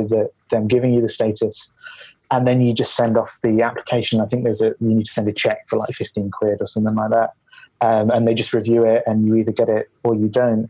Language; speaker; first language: English; native; English